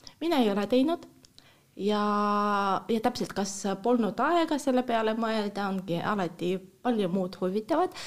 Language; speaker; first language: Estonian; non-native, fluent; Russian